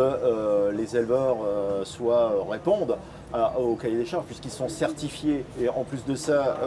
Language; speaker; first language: French; native; French